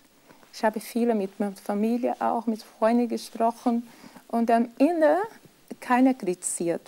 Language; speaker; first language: German; non-native, fluent; Portuguese